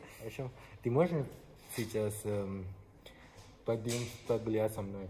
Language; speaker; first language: Russian; non-native, learner; Hindi